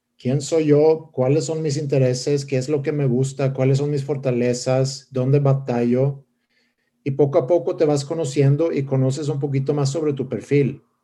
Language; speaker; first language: Spanish; non-native, fluent; Swedish